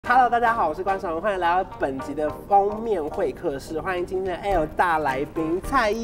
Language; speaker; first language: Chinese; native; Chinese